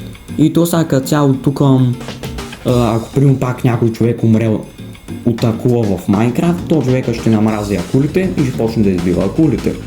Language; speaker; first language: Bulgarian; native; Bulgarian